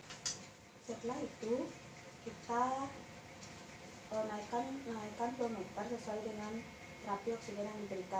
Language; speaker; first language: Indonesian; native; Indonesian